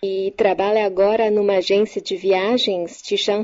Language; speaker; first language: Portuguese; non-native, fluent; Chinese